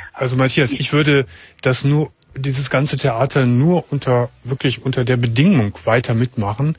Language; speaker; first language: German; native; German